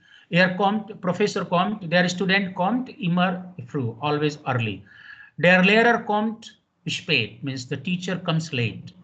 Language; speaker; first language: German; non-native, fluent; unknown